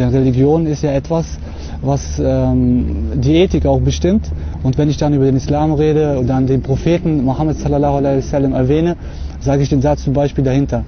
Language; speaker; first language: German; early bilingual, other home language; Russian